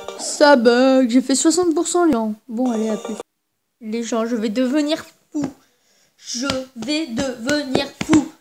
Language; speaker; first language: French; native; French